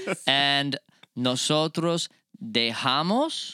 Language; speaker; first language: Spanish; non-native, learner; English